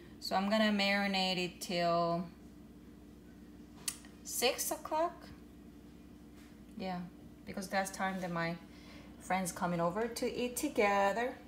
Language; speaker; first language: English; non-native, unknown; Korean